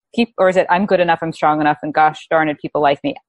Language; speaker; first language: English; native; English